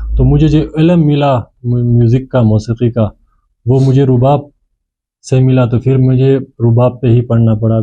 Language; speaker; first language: Urdu; non-native, local second language; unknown